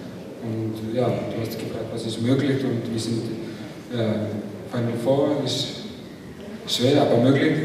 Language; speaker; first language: German; non-native, learner; Icelandic